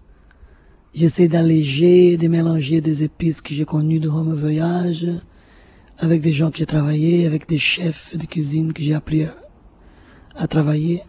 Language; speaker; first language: French; non-native, fluent; Portuguese